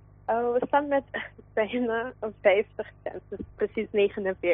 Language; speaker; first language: Dutch; non-native, local second language; Papiamento